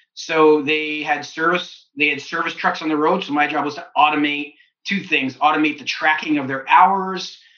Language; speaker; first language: English; native; English